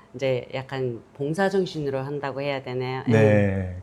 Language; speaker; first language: Korean; non-native, fluent; Mongolian